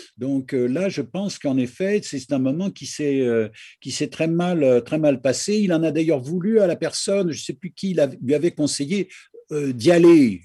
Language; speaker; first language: French; native; French